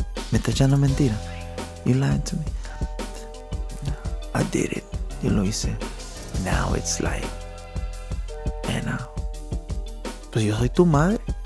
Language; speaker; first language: English; early bilingual, other home language; Spanish